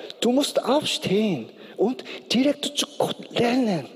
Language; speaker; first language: German; non-native, learner; Korean